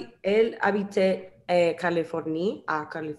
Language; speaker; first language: French; non-native, learner; English